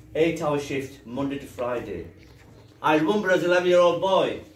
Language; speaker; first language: English; early bilingual, other home language; Punjabi